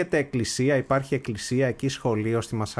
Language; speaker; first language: Greek; native; Greek